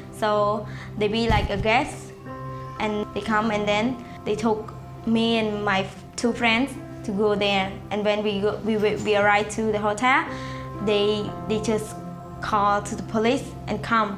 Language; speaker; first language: English; non-native, learner; Khmer